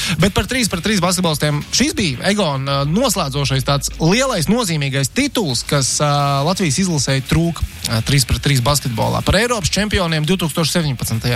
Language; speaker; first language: Latvian; native; Latvian